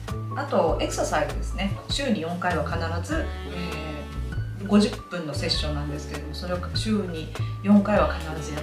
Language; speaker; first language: Japanese; native; Japanese